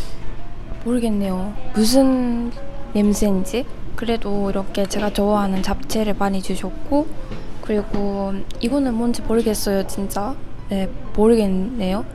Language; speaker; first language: Korean; non-native, fluent; Japanese